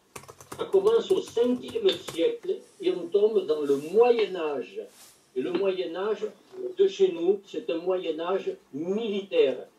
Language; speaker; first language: French; native; French